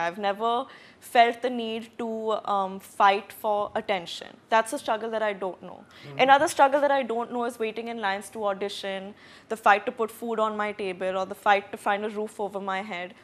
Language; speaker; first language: English; non-native, local second language; Hindi